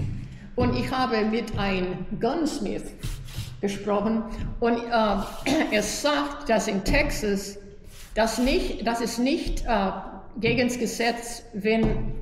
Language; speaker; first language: German; early bilingual, heritage; German